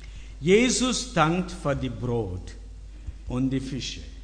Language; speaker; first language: German; non-native, learner; Tamil